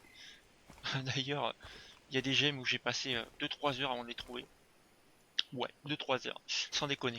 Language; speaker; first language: French; native; French